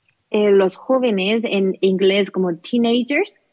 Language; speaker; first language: Spanish; non-native, learner; Korean